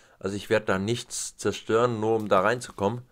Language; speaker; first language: German; native; German